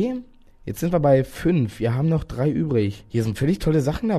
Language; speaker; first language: German; native; German